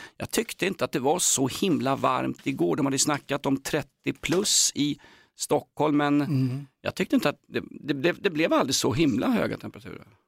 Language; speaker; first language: Swedish; native; Swedish